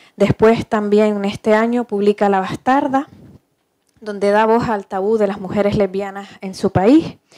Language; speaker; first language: Spanish; native; Spanish